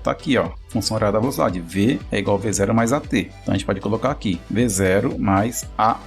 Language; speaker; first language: Portuguese; native; Portuguese